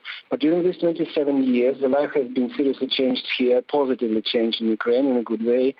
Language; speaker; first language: English; non-native, fluent; Russian